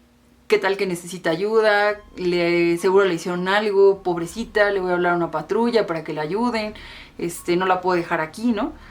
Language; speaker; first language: Spanish; native; Spanish